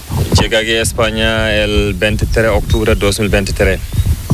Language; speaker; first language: Spanish; non-native, learner; Fula